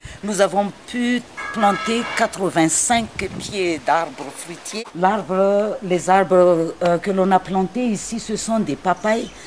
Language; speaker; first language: French; non-native, local second language; Malagasy